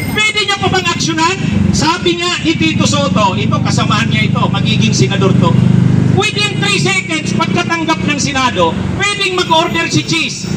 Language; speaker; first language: Filipino; non-native, local second language; Bikol